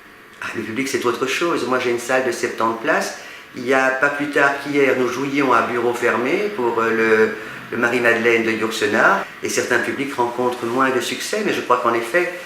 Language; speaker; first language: French; native; French